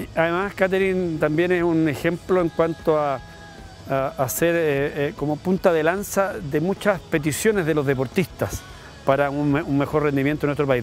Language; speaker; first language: Spanish; native; Spanish